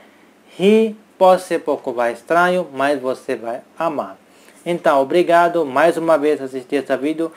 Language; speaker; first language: Portuguese; non-native, learner; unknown